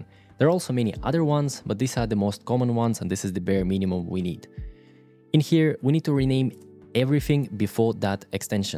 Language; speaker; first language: English; non-native, fluent; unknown